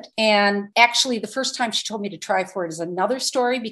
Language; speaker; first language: English; native; English